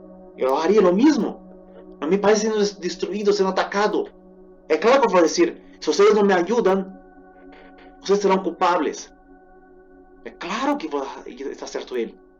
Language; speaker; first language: Portuguese; non-native, fluent; Spanish